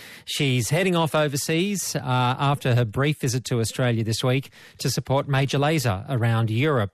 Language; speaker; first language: English; native; English